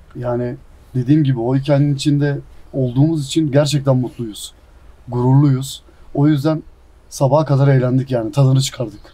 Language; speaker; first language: Turkish; native; Turkish